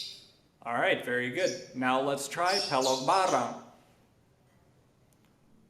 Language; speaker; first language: English; native; English